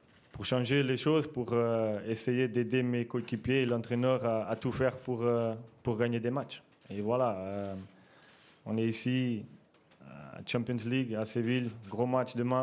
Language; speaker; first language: French; non-native, fluent; Portuguese